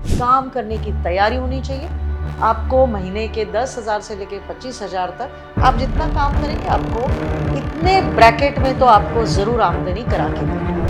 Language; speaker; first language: Hindi; non-native, local second language; Marwari